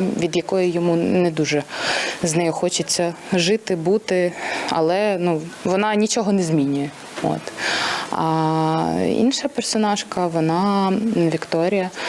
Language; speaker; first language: Ukrainian; native; Ukrainian